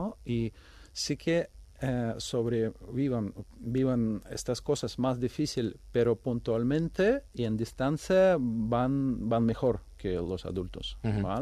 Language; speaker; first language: Spanish; non-native, fluent; Ukrainian